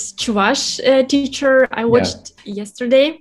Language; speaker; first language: English; non-native, fluent; Kazakh